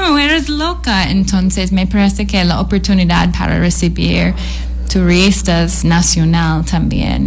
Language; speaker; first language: Spanish; non-native, fluent; English